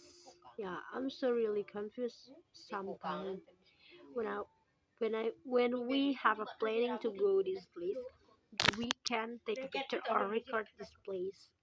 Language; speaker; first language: English; non-native, local second language; Indonesian